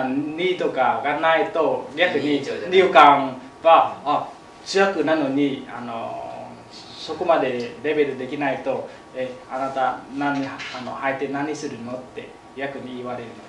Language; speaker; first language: Japanese; non-native, learner; Vietnamese